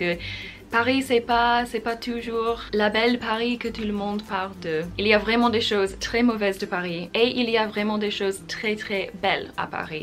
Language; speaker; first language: French; non-native, fluent; English